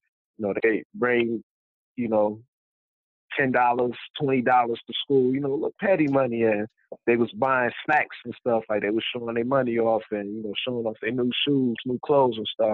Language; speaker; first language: English; native; English